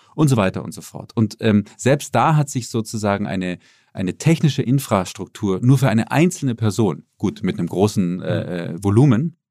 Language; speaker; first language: German; native; German